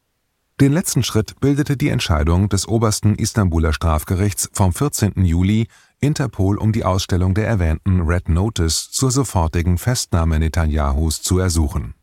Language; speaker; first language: German; native; German